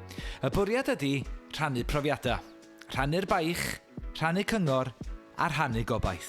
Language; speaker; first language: Welsh; native; Welsh